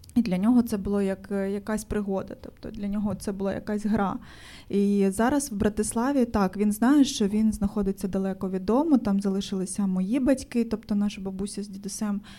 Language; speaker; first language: Ukrainian; native; Ukrainian